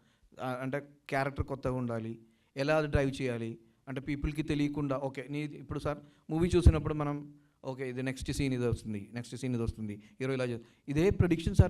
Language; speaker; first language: Telugu; non-native, learner; Malayalam